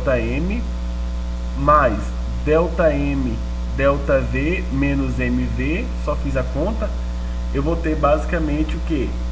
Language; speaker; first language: Portuguese; native; Portuguese